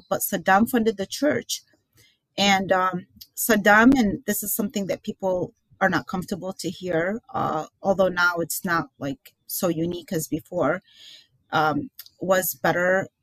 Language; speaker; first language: English; early bilingual, other home language; Arabic